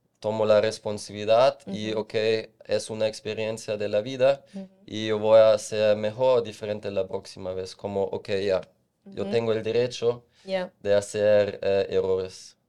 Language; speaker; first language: Spanish; non-native, fluent; German